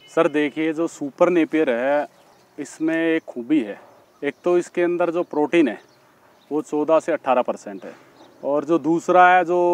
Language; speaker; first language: Hindi; native; Hindi